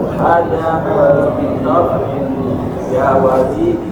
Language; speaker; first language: Arabic; non-native, learner; Indonesian